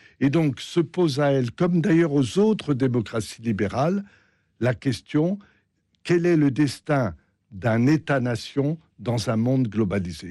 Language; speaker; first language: French; native; French